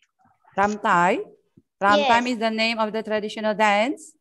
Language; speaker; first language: English; non-native, fluent; Indonesian